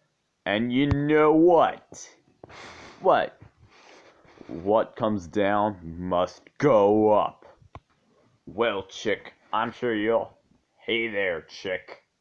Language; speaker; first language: English; native; English